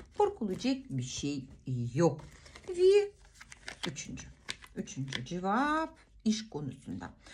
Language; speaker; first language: Turkish; non-native, fluent; Russian